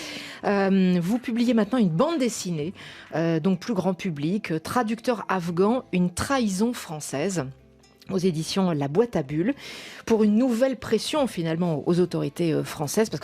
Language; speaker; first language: French; native; French